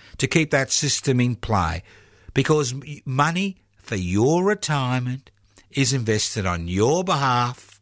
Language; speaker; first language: English; early bilingual, other home language; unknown